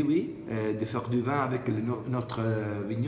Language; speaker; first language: French; non-native, learner; Italian